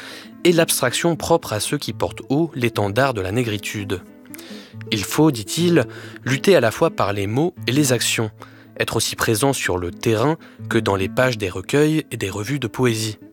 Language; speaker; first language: French; native; French